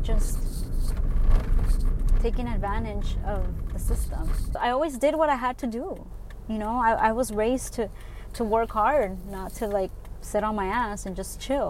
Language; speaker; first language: English; early bilingual, other home language; Spanish